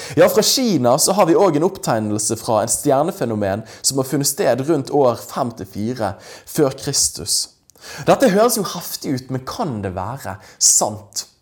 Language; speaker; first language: Norwegian; native; Norwegian